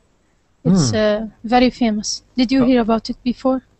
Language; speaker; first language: English; non-native, learner; Arabic